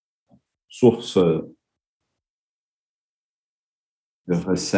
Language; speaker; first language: French; non-native, fluent; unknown